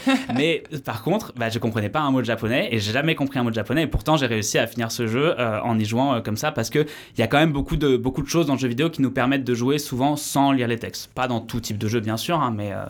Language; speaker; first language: French; native; French